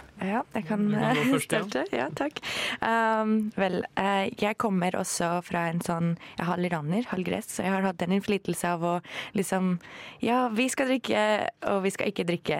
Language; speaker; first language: Norwegian; non-native, fluent; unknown